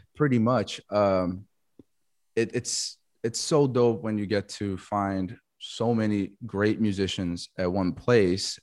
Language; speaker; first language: English; non-native, fluent; Portuguese